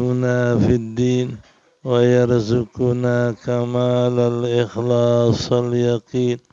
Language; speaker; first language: Arabic; non-native, fluent; Indonesian